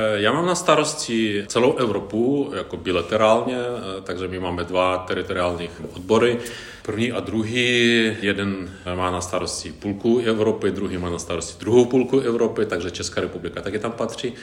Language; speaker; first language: Czech; non-native, fluent; Ukrainian